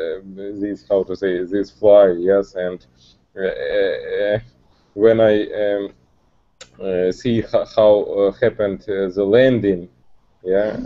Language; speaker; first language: English; non-native, learner; Russian